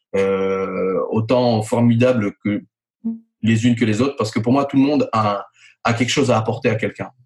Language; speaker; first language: French; native; French